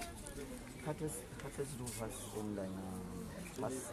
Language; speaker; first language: German; non-native, learner; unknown